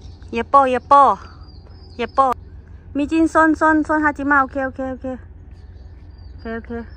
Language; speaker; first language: Korean; non-native, learner; Vietnamese